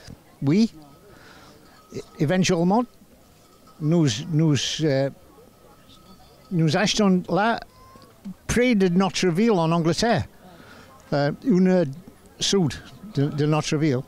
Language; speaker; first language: French; non-native, learner; English